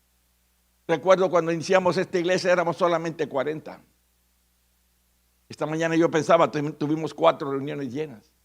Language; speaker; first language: Spanish; native; Spanish